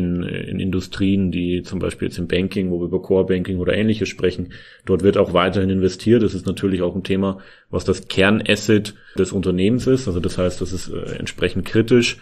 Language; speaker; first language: German; native; German